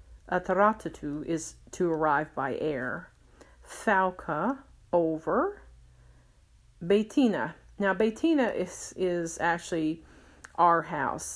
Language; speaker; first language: English; native; English